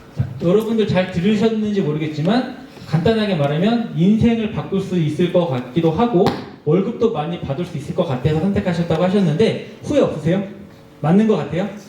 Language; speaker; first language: Korean; native; Korean